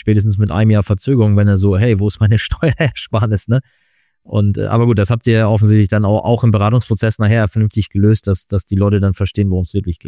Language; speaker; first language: German; native; German